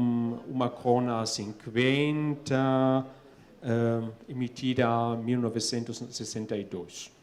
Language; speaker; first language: Portuguese; non-native, fluent; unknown